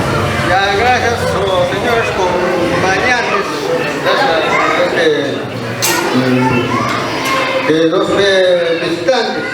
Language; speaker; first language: Spanish; non-native, local second language; Quechua